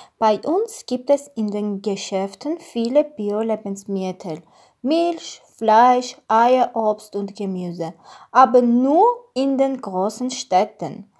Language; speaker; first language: German; non-native, learner; Armenian